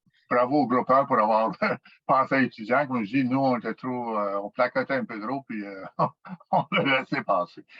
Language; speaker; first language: French; native; French